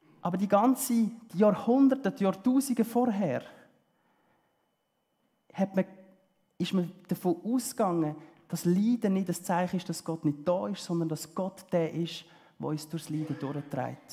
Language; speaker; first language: German; early bilingual, heritage; German